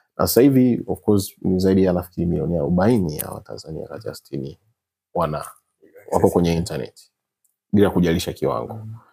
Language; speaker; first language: Swahili; native; Swahili